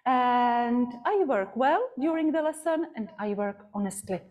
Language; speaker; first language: English; non-native, fluent; Czech